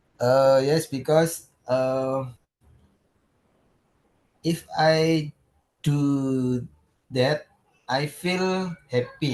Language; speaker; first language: English; non-native, learner; Indonesian